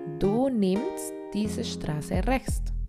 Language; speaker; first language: German; non-native, fluent; Spanish